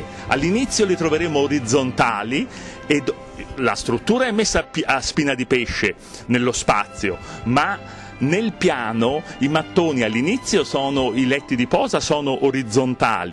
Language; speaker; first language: Italian; native; Italian